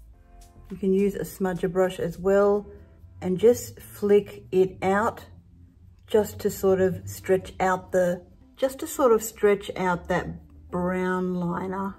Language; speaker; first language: English; native; English